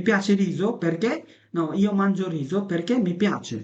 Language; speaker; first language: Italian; non-native, fluent; Bangla